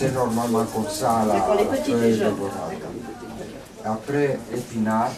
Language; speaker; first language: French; non-native, learner; Italian